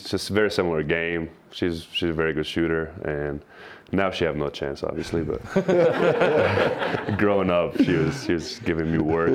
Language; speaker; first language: English; non-native, fluent; Arabic